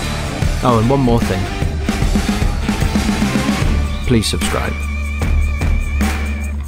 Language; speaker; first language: English; native; English